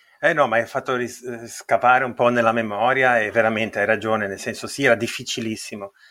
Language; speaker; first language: Italian; early bilingual, heritage; Italian